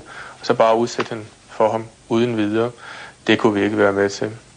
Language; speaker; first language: Danish; native; Danish